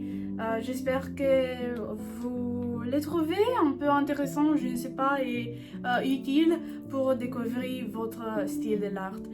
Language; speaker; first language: French; non-native, learner; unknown